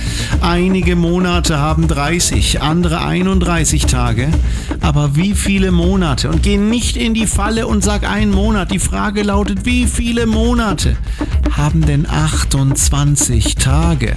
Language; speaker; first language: German; native; German